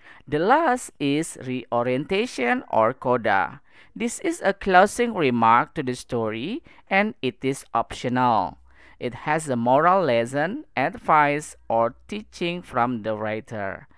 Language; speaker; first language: English; non-native, fluent; Indonesian